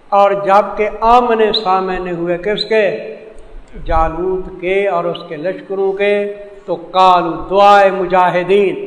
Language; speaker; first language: Urdu; non-native, local second language; Saraiki